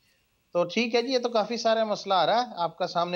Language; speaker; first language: Urdu; native; Urdu